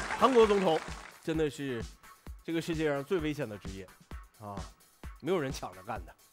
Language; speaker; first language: Chinese; native; Chinese